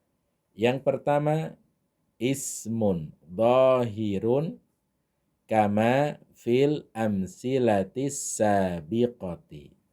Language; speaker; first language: Arabic; non-native, fluent; Indonesian